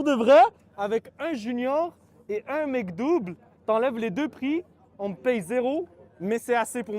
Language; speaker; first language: French; native; French